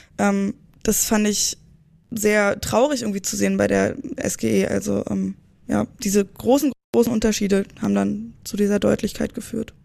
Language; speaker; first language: German; native; German